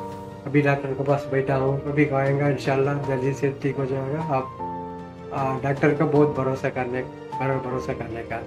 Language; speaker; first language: Hindi; non-native, local second language; Tamil